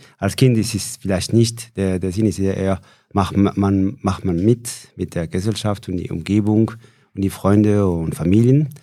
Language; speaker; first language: German; non-native, fluent; French